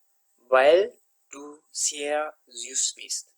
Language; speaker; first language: German; non-native, fluent; Tigrinya